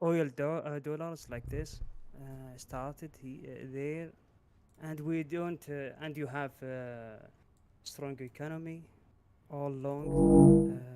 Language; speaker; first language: English; non-native, learner; Arabic